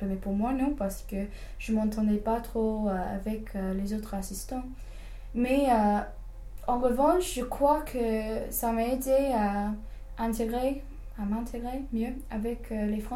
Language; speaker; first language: French; non-native, fluent; English